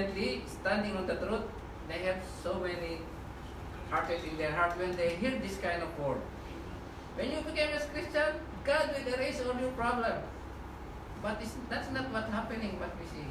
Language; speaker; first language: English; non-native, local second language; Filipino